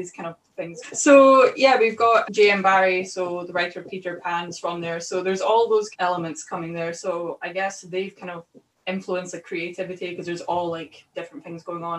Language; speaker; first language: English; native; English